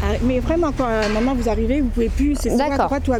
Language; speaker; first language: French; native; French